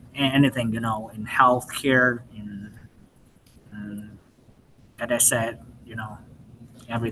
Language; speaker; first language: English; non-native, learner; Vietnamese